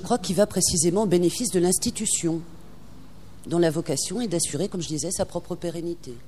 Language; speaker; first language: French; native; French